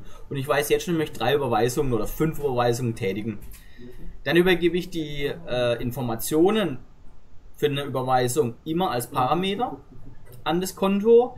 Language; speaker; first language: German; native; German